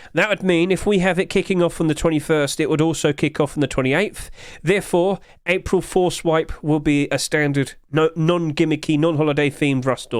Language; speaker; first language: English; native; English